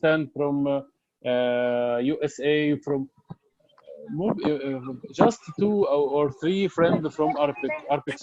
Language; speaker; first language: English; non-native, learner; Arabic